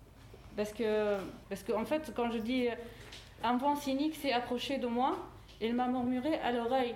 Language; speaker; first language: French; non-native, fluent; Arabic